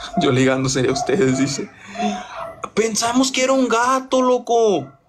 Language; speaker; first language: Spanish; native; Spanish